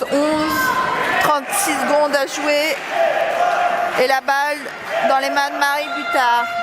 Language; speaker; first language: French; native; French